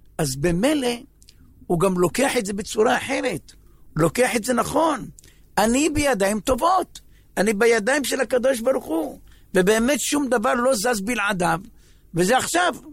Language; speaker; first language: Hebrew; native; Hebrew